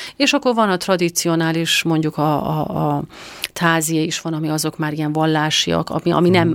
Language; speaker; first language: Hungarian; non-native, fluent; Persian